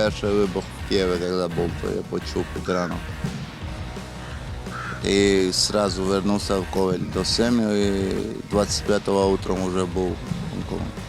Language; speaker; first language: Ukrainian; non-native, learner; Georgian